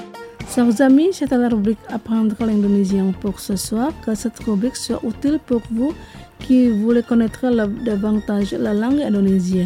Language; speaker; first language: French; non-native, fluent; Indonesian